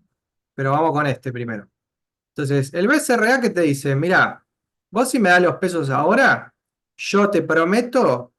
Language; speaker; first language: Spanish; native; Spanish